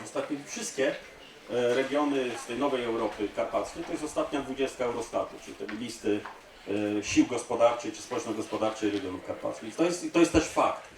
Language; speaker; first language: Polish; native; Polish